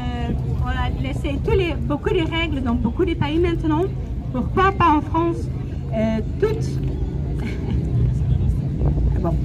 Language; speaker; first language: French; non-native, learner; Dutch